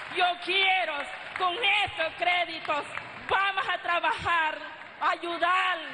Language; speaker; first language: Spanish; non-native, local second language; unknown